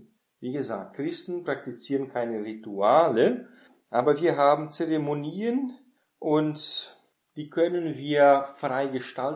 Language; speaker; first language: German; non-native, fluent; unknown